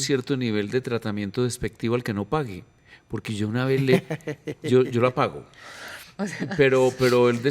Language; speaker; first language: Spanish; native; Spanish